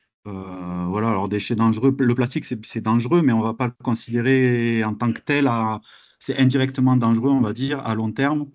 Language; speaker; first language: French; native; French